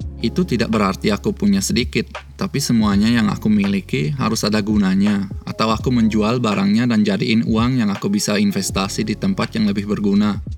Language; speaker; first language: Indonesian; early bilingual, other home language; Swiss German